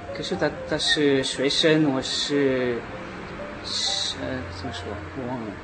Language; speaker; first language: Chinese; non-native, learner; French